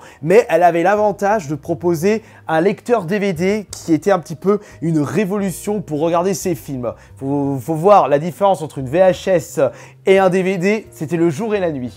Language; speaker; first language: French; native; French